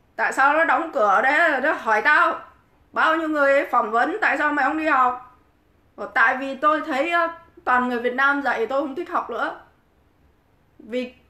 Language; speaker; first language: Vietnamese; native; Vietnamese